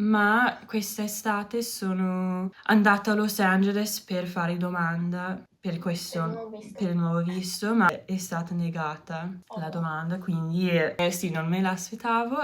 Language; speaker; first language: Italian; non-native, learner; English